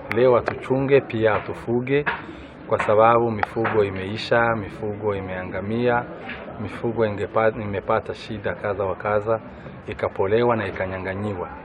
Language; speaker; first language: Swahili; non-native, local second language; Kinyarwanda